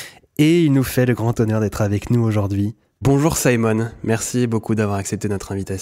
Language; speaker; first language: French; native; French